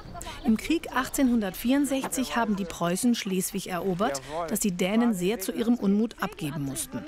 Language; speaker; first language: German; native; German